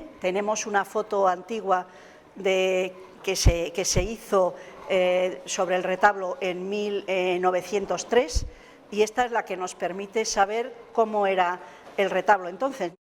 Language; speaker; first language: Spanish; native; Spanish